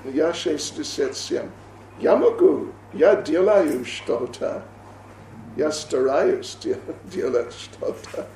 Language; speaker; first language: Russian; non-native, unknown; English